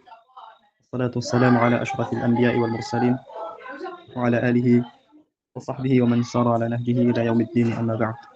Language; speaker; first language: Arabic; non-native, fluent; Indonesian